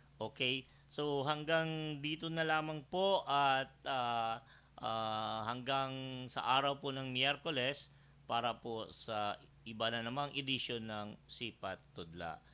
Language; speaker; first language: Filipino; native; Filipino